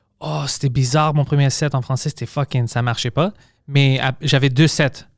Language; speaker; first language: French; early bilingual, other home language; English